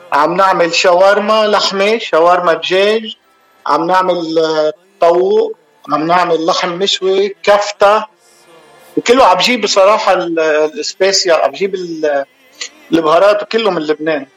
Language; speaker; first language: Arabic; native; Arabic